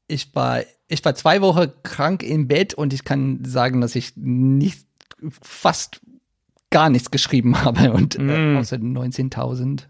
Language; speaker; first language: German; non-native, learner; Afrikaans